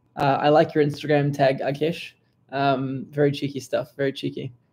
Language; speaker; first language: English; native; English